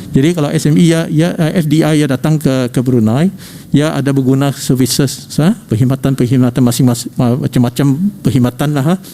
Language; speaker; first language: Malay; native; Malay